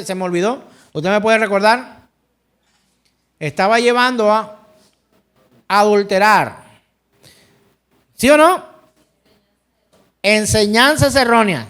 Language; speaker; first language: Spanish; native; Spanish